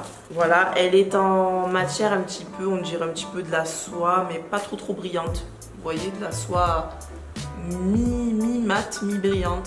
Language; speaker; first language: French; native; French